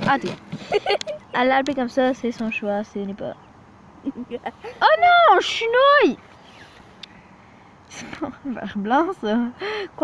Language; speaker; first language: French; native; French